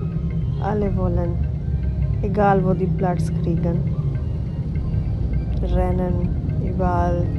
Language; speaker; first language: German; non-native, learner; Urdu